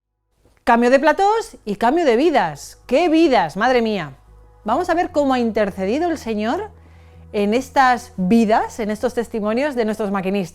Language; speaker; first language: Spanish; native; Spanish